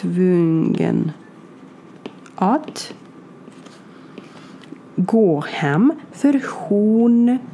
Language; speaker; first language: Swedish; non-native, learner; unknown